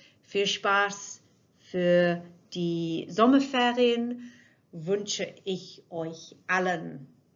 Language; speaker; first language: German; non-native, fluent; English